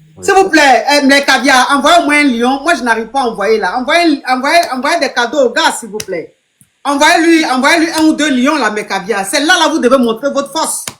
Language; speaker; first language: French; non-native, local second language; Lingala